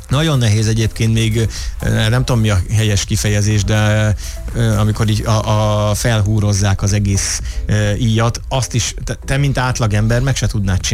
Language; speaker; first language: Hungarian; native; Hungarian